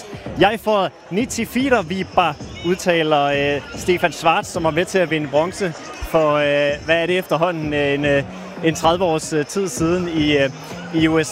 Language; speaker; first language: Danish; native; Danish